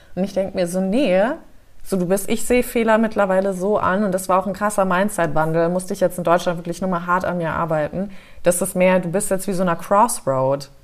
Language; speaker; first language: German; early bilingual, heritage; German